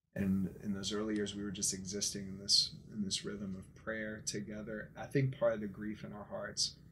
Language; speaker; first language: English; native; English